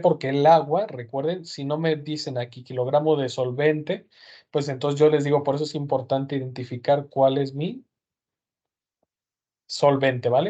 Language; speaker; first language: Spanish; native; Spanish